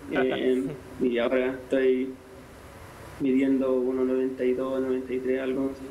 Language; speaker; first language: Spanish; native; Spanish